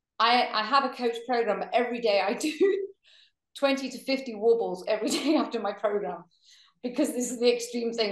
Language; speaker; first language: English; native; English